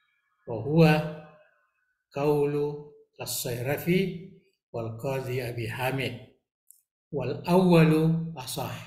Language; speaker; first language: Arabic; non-native, fluent; Indonesian